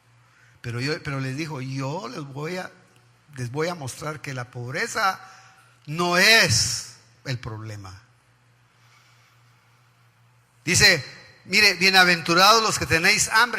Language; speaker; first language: Spanish; native; Spanish